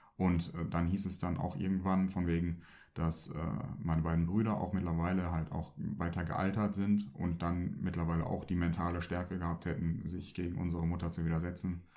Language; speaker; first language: German; early bilingual, other home language; Turkish